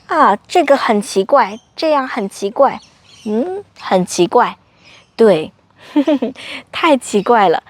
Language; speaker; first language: Chinese; non-native, fluent; English